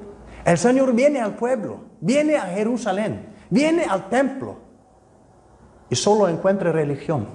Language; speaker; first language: Spanish; non-native, fluent; Icelandic